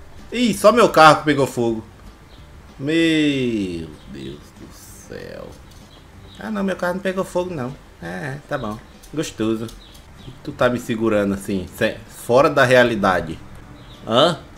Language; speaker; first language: Portuguese; native; Portuguese